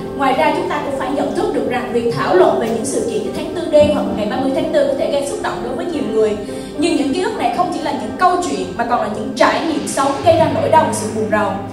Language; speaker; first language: Vietnamese; early bilingual, heritage; Vietnamese